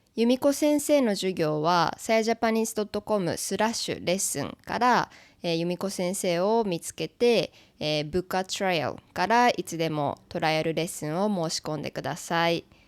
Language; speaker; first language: Japanese; native; Japanese